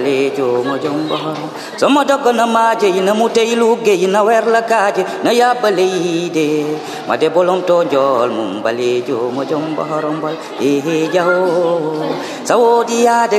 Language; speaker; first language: French; non-native, local second language; Fula